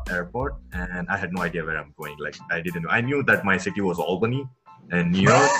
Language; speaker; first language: English; non-native, local second language; Gujarati